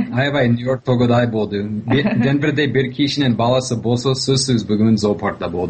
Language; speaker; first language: Kyrgyz; non-native, fluent; English